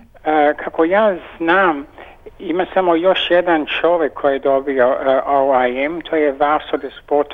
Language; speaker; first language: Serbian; early bilingual, heritage; Serbian